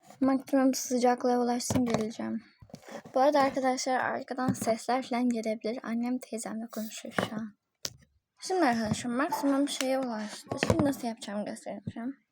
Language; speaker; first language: Turkish; native; Turkish